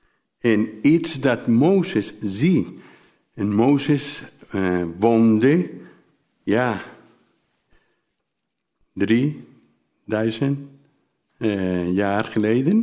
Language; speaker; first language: Dutch; non-native, learner; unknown